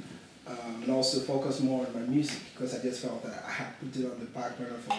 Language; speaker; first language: English; non-native, local second language; Yoruba